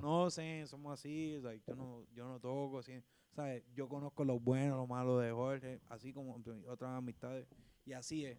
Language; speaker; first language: Spanish; early bilingual, heritage; Spanish